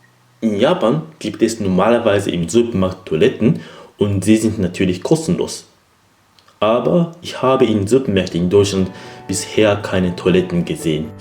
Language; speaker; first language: German; non-native, fluent; Japanese